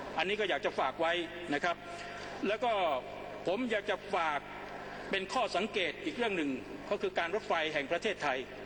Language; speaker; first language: Thai; non-native, local second language; Pattani Malay